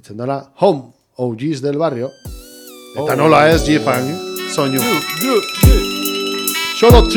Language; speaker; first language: Basque; native; Basque